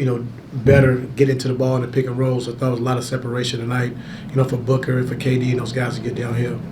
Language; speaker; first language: English; native; English